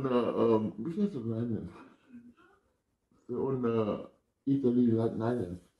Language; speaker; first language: Finnish; non-native, learner; Thai